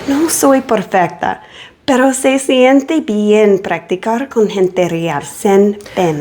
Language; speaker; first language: Spanish; non-native, learner; English